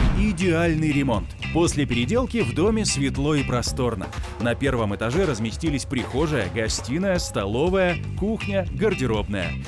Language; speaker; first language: Russian; native; Russian